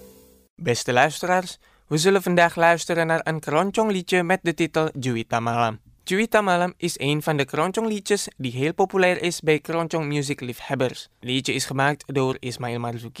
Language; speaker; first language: Dutch; non-native, fluent; Indonesian